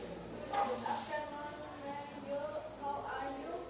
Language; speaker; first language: English; non-native, learner; Indonesian